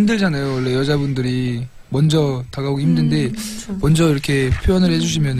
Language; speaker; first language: Korean; native; Korean